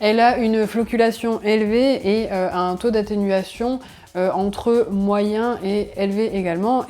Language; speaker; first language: French; native; French